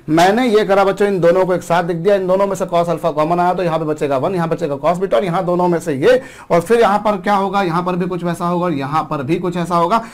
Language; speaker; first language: Hindi; native; Hindi